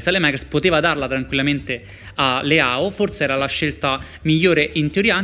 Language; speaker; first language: Italian; native; Italian